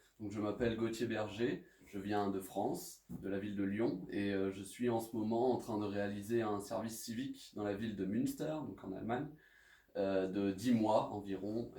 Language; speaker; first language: French; native; French